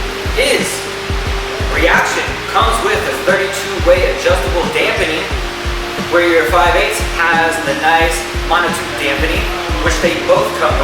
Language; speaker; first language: English; native; English